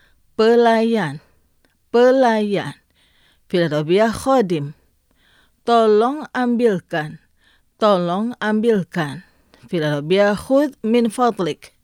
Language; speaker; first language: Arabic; non-native, fluent; Indonesian